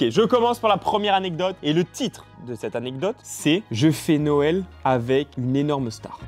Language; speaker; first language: French; native; French